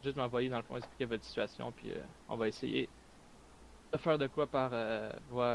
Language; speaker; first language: French; native; French